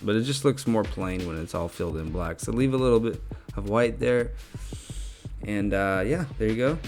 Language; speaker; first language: English; native; English